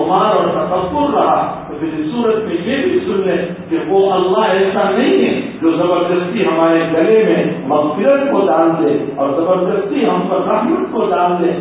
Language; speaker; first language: Urdu; non-native, local second language; Gujarati